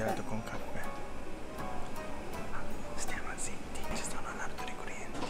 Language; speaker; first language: Italian; non-native, learner; Japanese